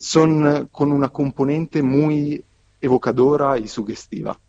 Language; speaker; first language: Spanish; non-native, fluent; Italian